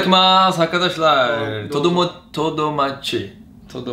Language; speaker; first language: Turkish; non-native, fluent; Portuguese